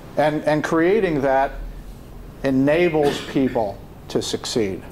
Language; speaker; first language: English; native; English